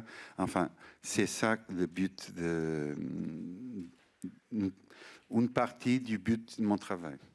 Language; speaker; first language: French; non-native, fluent; Portuguese